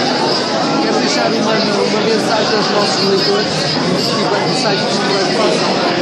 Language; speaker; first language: Portuguese; early bilingual, heritage; English